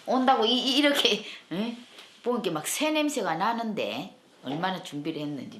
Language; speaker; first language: Korean; native; Korean